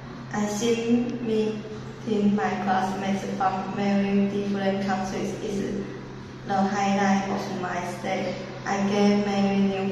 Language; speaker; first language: English; non-native, learner; Chinese